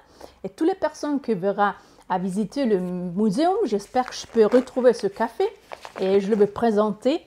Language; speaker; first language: French; non-native, learner; Italian